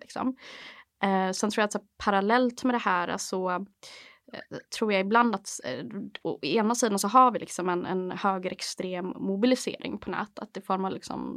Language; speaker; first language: Swedish; native; Swedish